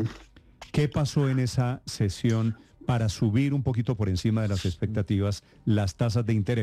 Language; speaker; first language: Spanish; native; Spanish